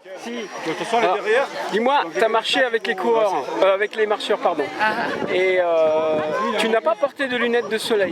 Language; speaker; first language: French; native; French